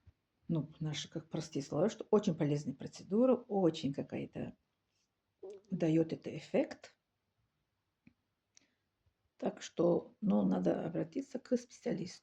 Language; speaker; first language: Russian; non-native, learner; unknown